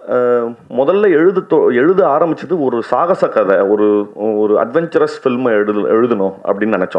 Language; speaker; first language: Tamil; native; Tamil